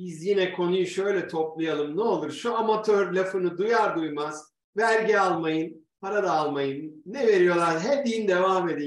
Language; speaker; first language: Turkish; native; Turkish